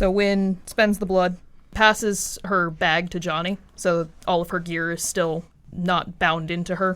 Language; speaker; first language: English; native; English